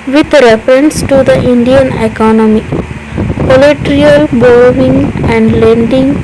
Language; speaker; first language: English; non-native, local second language; Kannada